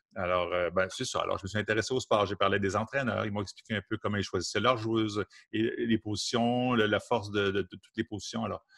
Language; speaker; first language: French; native; French